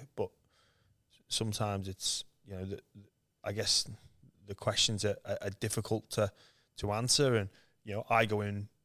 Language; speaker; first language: English; native; English